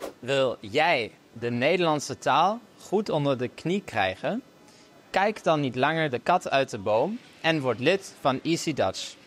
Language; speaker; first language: Dutch; native; Dutch